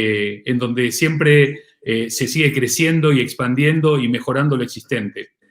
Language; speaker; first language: Spanish; native; Spanish